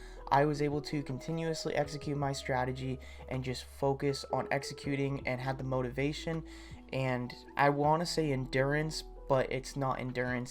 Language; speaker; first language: English; native; English